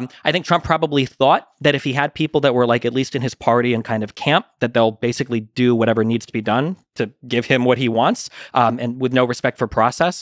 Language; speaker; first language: English; native; English